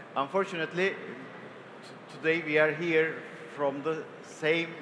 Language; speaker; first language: English; non-native, fluent; Turkish